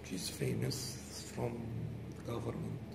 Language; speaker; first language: English; non-native, learner; Arabic